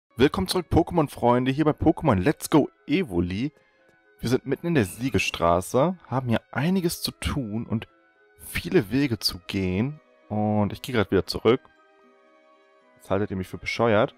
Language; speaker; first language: German; native; German